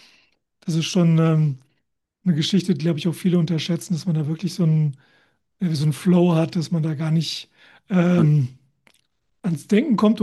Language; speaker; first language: German; native; German